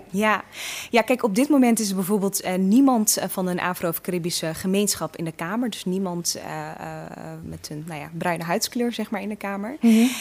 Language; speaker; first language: Dutch; early bilingual, other home language; Tigrinya